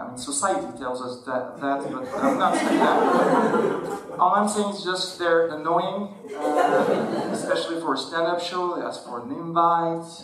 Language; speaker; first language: English; non-native, fluent; Arabic